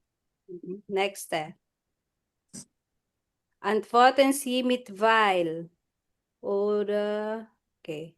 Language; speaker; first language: German; non-native, fluent; Filipino